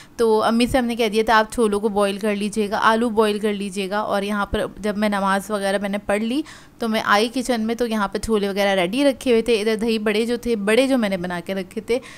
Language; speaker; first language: Hindi; native; Hindi